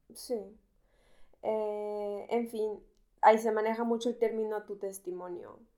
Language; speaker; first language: Spanish; native; Spanish